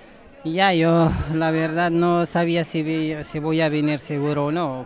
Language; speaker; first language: Spanish; non-native, learner; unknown